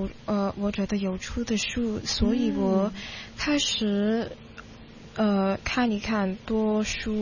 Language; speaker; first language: Chinese; non-native, local second language; Cantonese